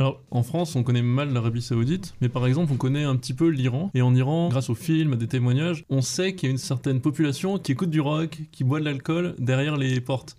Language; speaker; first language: French; native; French